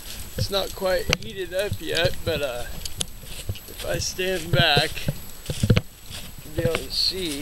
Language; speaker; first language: English; native; English